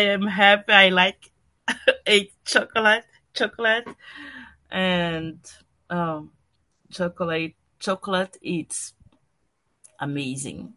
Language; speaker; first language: English; non-native, learner; Portuguese